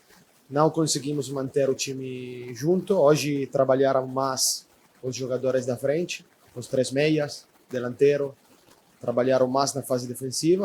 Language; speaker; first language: Portuguese; non-native, fluent; Italian